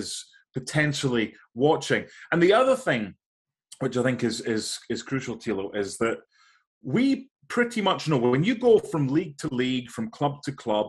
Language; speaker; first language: English; native; English